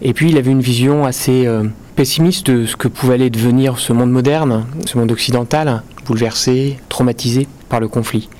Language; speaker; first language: French; native; French